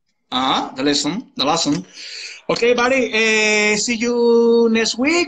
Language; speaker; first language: English; non-native, learner; Spanish